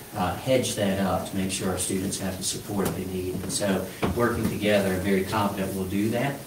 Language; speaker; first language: English; native; English